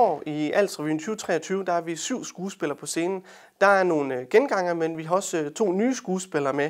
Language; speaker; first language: Danish; native; Danish